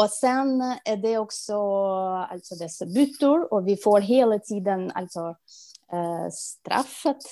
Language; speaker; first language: Swedish; non-native, fluent; Russian